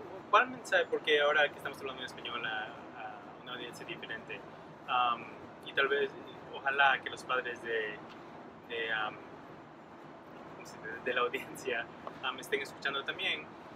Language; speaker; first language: Spanish; early bilingual, other home language; English